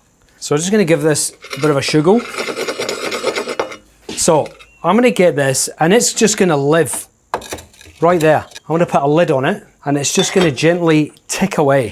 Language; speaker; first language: English; native; English